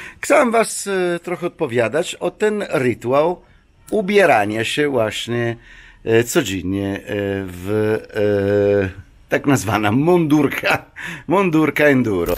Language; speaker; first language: Polish; non-native, learner; Italian